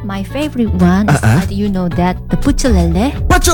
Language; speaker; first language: English; non-native, learner; Korean